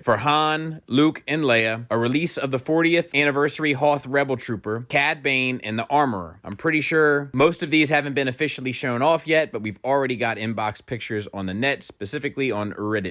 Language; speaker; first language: English; native; English